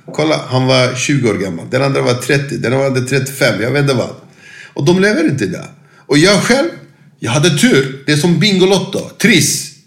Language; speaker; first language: Swedish; non-native, fluent; Turkish